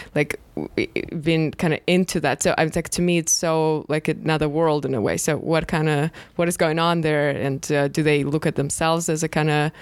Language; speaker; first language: English; non-native, fluent; Russian